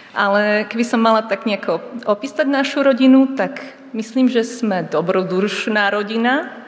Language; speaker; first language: Slovak; native; Slovak